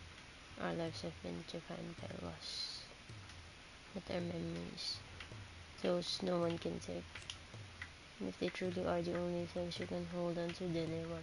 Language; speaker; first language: English; non-native, local second language; Filipino